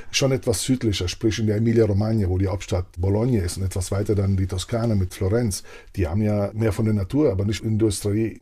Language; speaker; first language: German; early bilingual, other home language; Italian